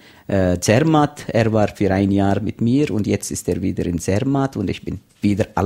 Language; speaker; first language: German; non-native, learner; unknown